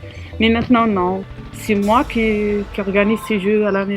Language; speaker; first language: French; non-native, learner; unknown